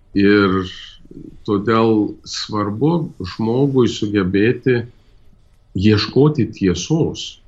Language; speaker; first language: Lithuanian; early bilingual, heritage; Lithuanian